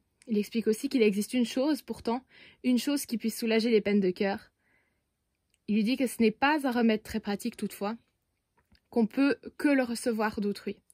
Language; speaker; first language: French; native; French